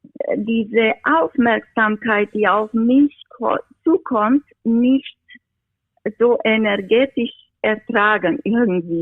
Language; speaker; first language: German; non-native, fluent; Romanian